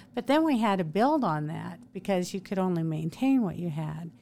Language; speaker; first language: English; native; English